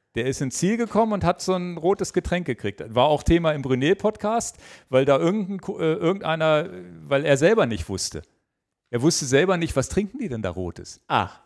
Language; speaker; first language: German; native; German